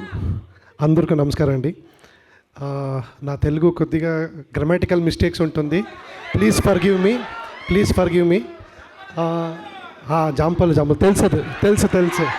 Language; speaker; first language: Telugu; non-native, learner; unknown